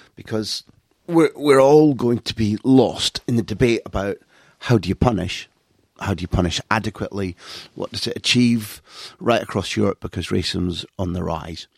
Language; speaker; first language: English; native; English